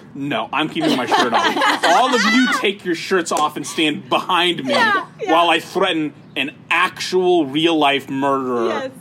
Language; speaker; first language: English; native; English